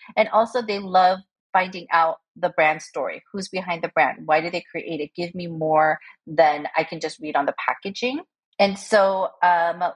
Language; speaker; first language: English; early bilingual, other home language; Korean